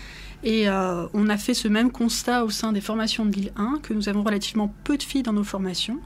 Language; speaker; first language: French; native; French